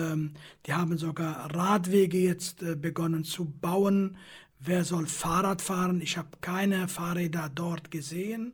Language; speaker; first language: German; non-native, fluent; Kurdish